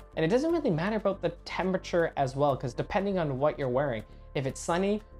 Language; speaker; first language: English; native; English